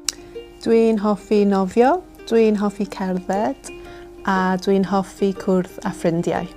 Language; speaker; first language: Welsh; non-native, local second language; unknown